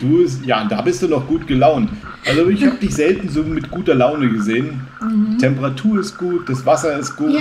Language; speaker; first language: German; native; German